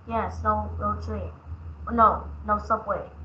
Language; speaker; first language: English; non-native, learner; Vietnamese